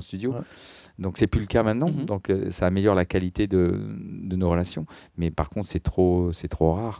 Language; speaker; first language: French; native; French